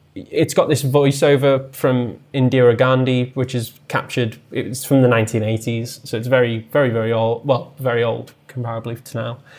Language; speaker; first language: English; native; English